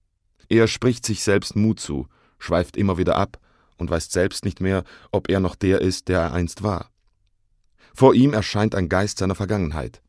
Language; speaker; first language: German; native; German